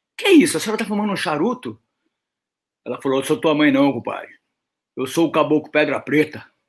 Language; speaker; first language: Portuguese; native; Portuguese